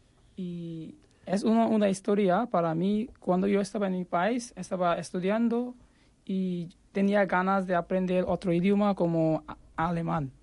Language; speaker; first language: Spanish; non-native, learner; Bangla